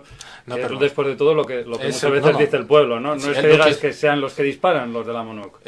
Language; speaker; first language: Spanish; native; Spanish